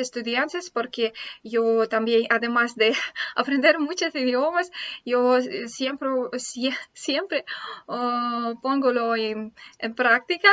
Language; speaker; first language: Spanish; non-native, fluent; Russian